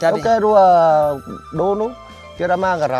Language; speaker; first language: Portuguese; non-native, learner; Vietnamese